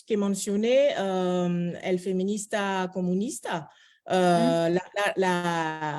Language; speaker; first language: Spanish; non-native, fluent; French